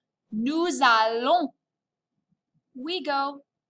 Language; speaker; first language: French; non-native, fluent; English